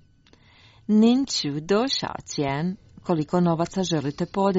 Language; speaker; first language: Croatian; native; Croatian